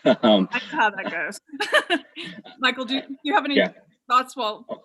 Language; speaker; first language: English; native; English